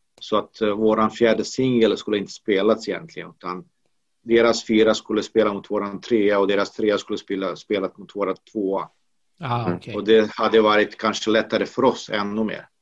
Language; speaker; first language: Swedish; non-native, fluent; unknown